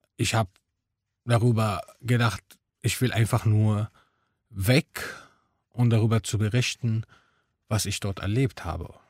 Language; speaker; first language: German; non-native, fluent; Arabic